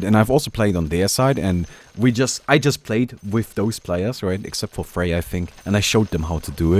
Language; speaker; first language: English; non-native, fluent; German